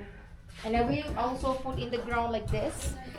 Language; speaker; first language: English; non-native, fluent; Indonesian